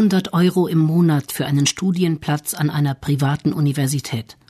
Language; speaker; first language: German; native; German